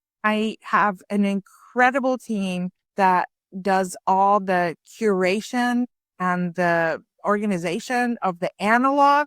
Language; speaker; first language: English; early bilingual, other home language; Persian